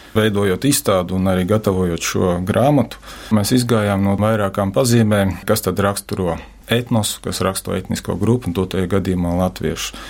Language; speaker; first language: Latvian; native; Latvian